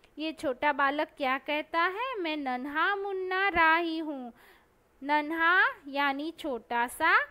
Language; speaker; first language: Hindi; non-native, local second language; Gujarati